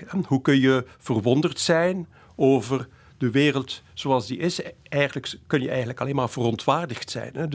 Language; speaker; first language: Dutch; native; Dutch